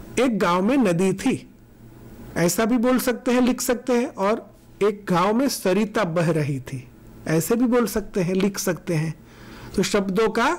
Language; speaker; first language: Hindi; non-native, local second language; Gujarati